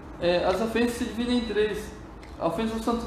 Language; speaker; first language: Portuguese; native; Portuguese